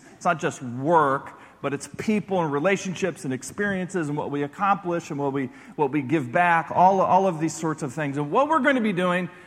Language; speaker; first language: English; native; English